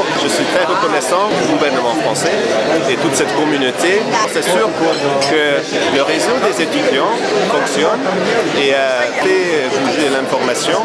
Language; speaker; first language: French; non-native, fluent; Hungarian